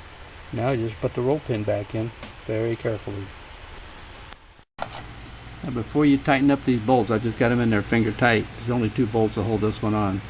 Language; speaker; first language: English; native; English